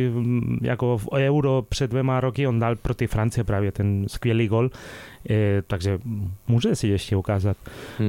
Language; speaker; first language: Czech; non-native, fluent; Spanish